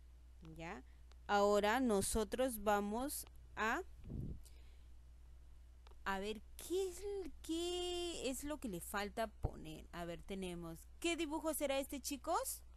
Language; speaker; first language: Spanish; native; Spanish